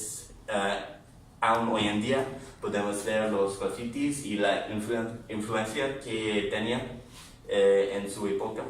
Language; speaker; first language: Spanish; non-native, learner; English